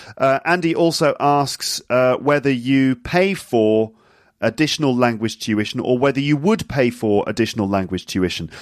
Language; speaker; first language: English; native; English